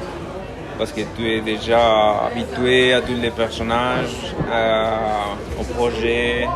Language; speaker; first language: French; non-native, learner; Spanish